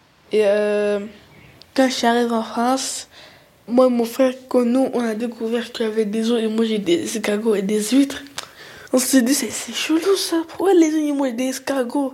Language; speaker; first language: French; early bilingual, other home language; Arabic